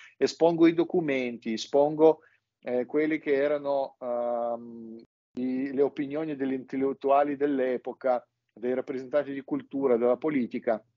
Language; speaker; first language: Italian; non-native, fluent; Russian